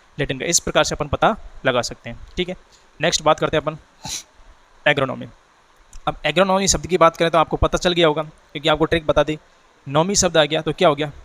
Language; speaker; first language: Hindi; native; Hindi